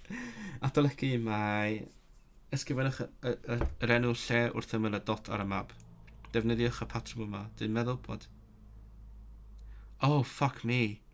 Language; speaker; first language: Welsh; non-native, learner; Cantonese